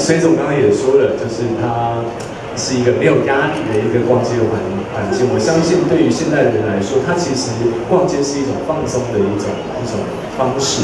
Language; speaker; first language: Chinese; native; Chinese